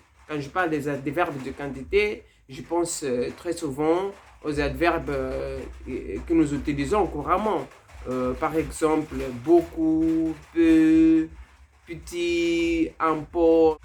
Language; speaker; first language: French; non-native, fluent; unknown